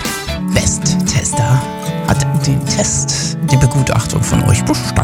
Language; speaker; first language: German; native; German